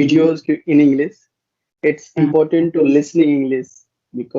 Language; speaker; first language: English; non-native, learner; Hindi